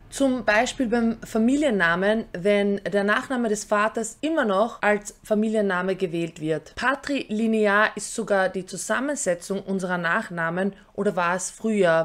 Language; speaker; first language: German; early bilingual, other home language; Albanian